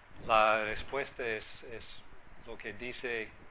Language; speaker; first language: Spanish; non-native, fluent; English